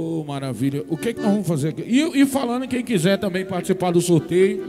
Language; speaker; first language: Portuguese; native; Portuguese